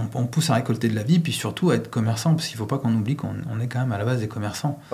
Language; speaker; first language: French; native; French